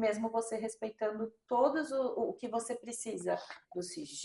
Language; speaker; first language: Portuguese; native; Portuguese